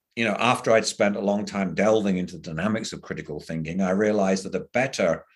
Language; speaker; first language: English; native; English